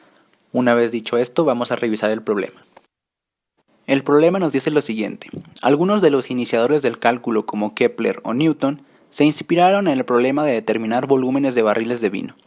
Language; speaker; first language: Spanish; native; Spanish